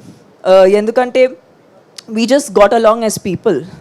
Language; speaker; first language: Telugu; non-native, fluent; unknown